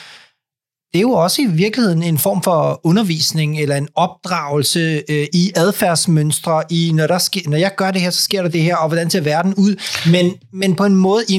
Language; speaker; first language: Danish; native; Danish